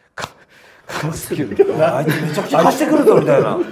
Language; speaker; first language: Japanese; native; Japanese